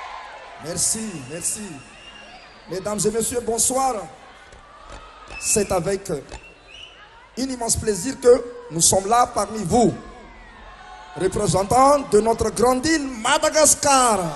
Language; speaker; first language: French; non-native, local second language; Malagasy